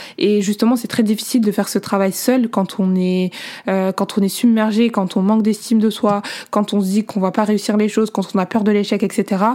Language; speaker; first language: French; native; French